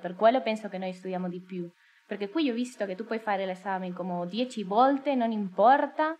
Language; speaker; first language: Italian; non-native, learner; Spanish